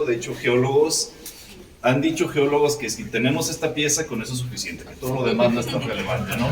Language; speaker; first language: Spanish; native; Spanish